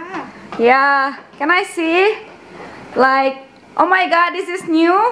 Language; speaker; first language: English; non-native, fluent; Indonesian